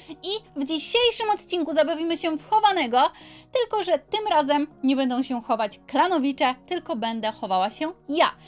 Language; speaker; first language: Polish; native; Polish